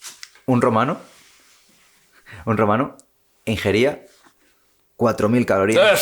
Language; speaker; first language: Spanish; native; Spanish